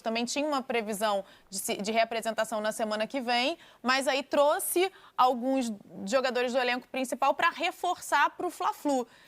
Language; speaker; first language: Portuguese; native; Portuguese